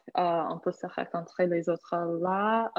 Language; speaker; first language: French; non-native, fluent; English